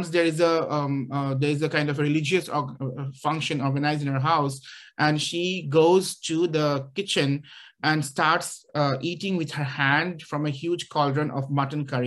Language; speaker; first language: English; non-native, local second language; Assamese